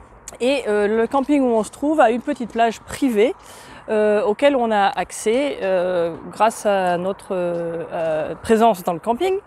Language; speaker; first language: French; native; French